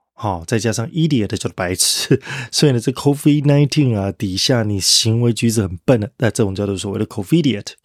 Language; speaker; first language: Chinese; native; Chinese